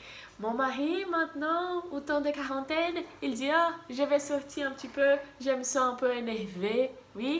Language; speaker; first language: French; non-native, fluent; Portuguese